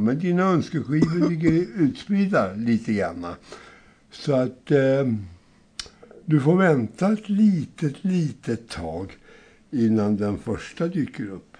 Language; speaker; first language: Swedish; native; Swedish